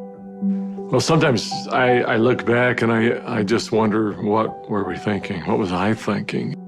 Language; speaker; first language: English; native; English